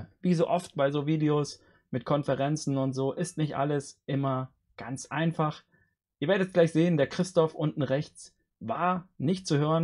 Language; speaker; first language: German; native; German